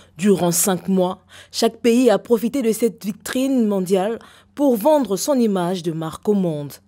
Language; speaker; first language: French; non-native, local second language; Lingala